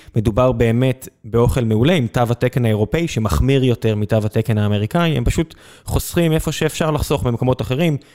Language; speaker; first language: Hebrew; native; Hebrew